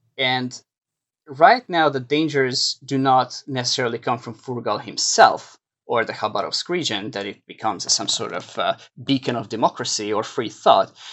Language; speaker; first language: English; non-native, fluent; Hungarian